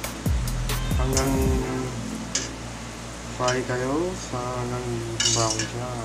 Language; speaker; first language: Filipino; non-native, learner; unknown